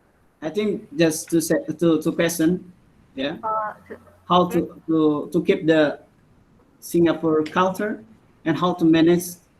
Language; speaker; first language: English; non-native, learner; Indonesian